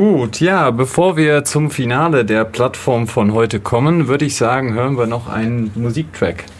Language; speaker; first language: German; native; German